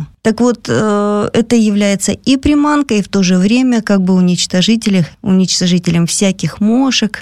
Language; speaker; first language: Russian; native; Russian